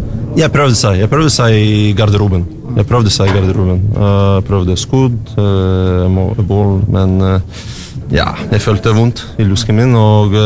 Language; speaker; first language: Norwegian; non-native, learner; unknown